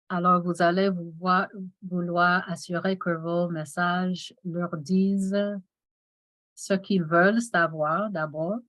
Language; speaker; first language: French; non-native, fluent; English